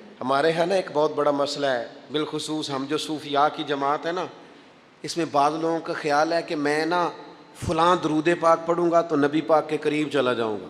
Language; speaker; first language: Urdu; non-native, local second language; Punjabi